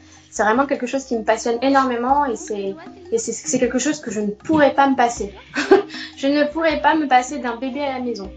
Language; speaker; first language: French; native; French